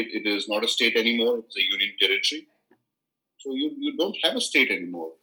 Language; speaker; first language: English; non-native, local second language; Kashmiri